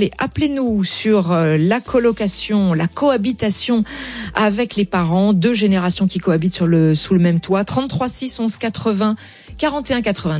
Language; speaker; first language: French; native; French